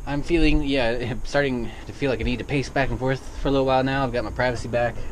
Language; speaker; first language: English; native; English